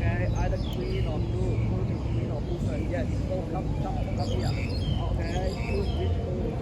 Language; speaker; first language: English; non-native, fluent; Cantonese